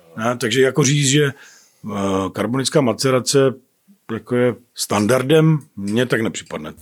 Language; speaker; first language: Czech; native; Czech